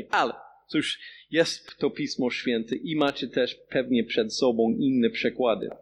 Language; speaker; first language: Polish; non-native, fluent; English